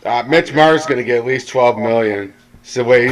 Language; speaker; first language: English; native; English